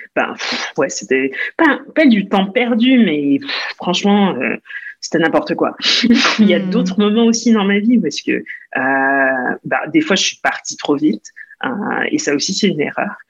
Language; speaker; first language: French; native; French